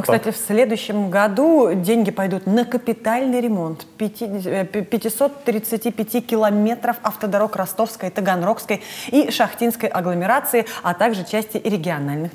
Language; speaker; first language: Russian; native; Russian